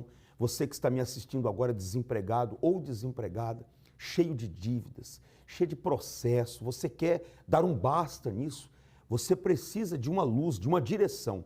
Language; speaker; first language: Portuguese; native; Portuguese